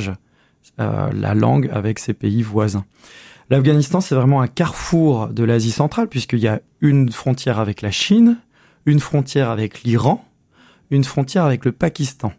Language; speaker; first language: French; native; French